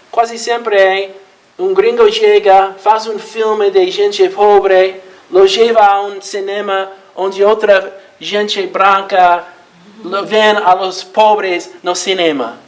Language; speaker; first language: Portuguese; non-native, learner; Spanish